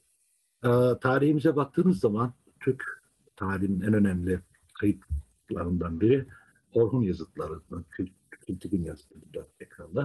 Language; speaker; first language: Turkish; native; Turkish